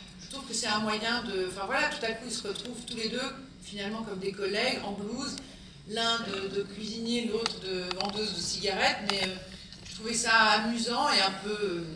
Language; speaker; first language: French; native; French